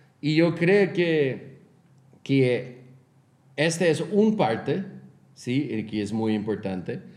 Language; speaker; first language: Spanish; non-native, fluent; Portuguese